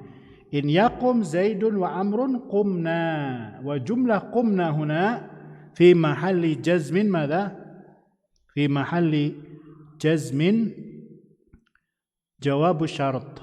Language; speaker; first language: Arabic; non-native, fluent; Indonesian